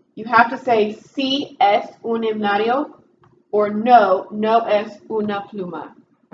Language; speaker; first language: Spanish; non-native, fluent; English